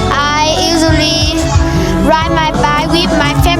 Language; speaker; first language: English; non-native, learner; Vietnamese